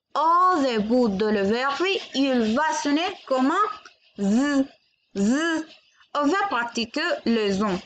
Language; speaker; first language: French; non-native, learner; Spanish